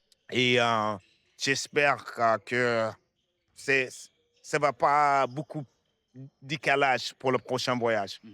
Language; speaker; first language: French; non-native, fluent; English